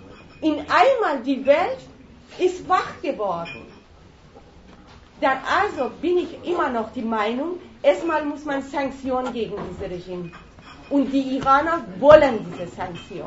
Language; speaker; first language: German; non-native, fluent; Persian